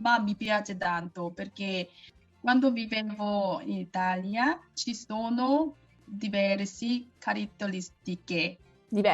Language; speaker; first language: Italian; non-native, learner; Korean